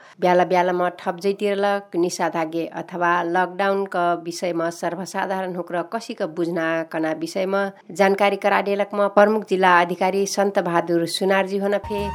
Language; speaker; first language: Nepali; native; Nepali